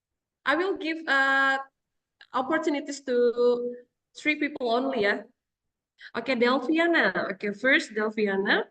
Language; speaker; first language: English; non-native, fluent; Indonesian